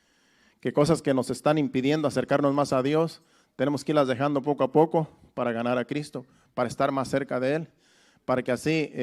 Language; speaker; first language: Spanish; native; Spanish